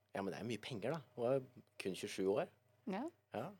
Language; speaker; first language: Norwegian; native; Norwegian